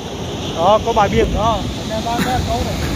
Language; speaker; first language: Vietnamese; native; Vietnamese